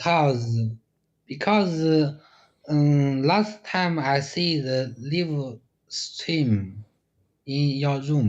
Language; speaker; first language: English; non-native, learner; Chinese